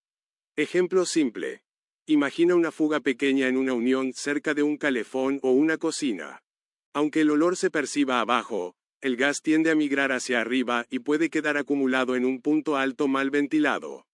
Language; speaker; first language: Spanish; native; Spanish